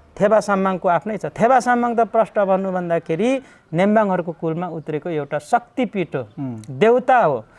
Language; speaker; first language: Nepali; non-native, local second language; Limbu